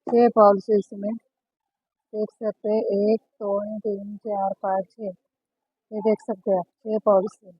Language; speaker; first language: Hindi; non-native, local second language; Marathi